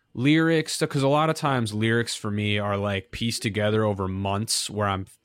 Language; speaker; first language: English; native; English